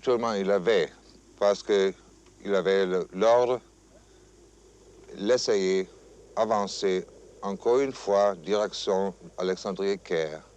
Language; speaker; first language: French; non-native, fluent; German